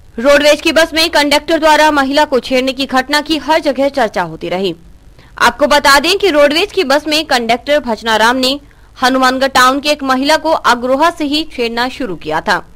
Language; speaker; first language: Hindi; native; Hindi